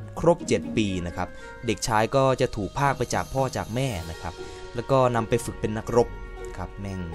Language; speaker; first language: Thai; native; Thai